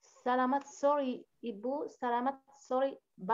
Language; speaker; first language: Indonesian; non-native, learner; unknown